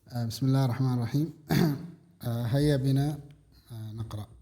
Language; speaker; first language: Arabic; non-native, fluent; Indonesian